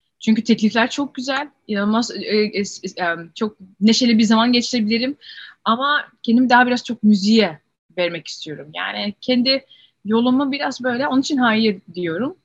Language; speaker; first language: Turkish; early bilingual, heritage; Turkish